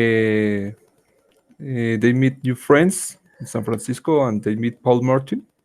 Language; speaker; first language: English; non-native, learner; Spanish